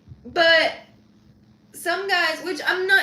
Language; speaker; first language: English; native; English